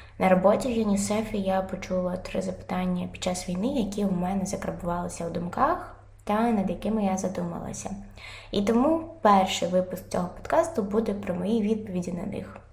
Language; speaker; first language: Ukrainian; non-native, local second language; Russian